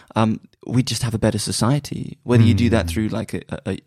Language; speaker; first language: English; native; English